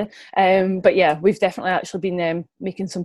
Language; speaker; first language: English; native; English